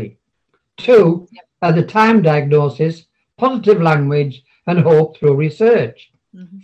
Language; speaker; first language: English; native; English